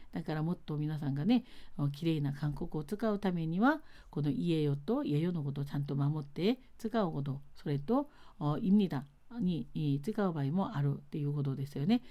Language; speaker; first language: Japanese; non-native, fluent; Korean